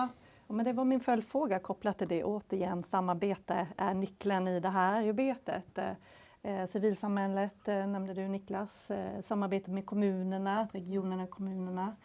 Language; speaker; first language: Swedish; native; Swedish